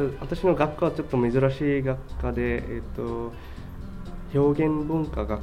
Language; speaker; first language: Japanese; non-native, fluent; Bangla